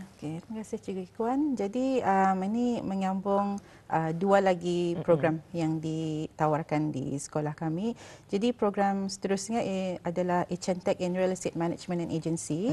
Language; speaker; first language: Malay; native; Malay